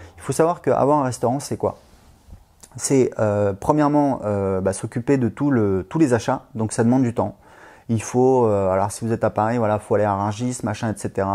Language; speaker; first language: French; native; French